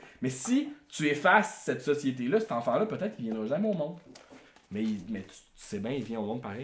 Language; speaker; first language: French; native; French